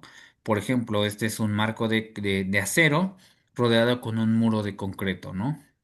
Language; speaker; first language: Spanish; native; Spanish